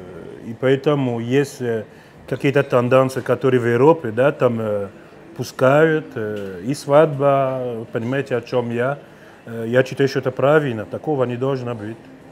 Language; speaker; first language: Russian; non-native, fluent; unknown